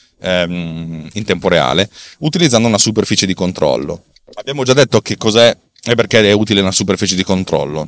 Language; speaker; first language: Italian; native; Italian